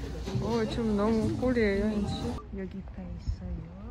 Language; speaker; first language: Korean; non-native, learner; Ukrainian